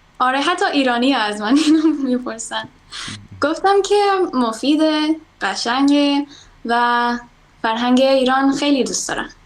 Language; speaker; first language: Persian; non-native, fluent; English